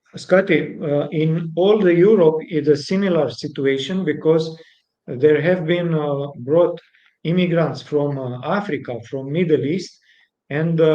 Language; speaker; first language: English; non-native, fluent; Romanian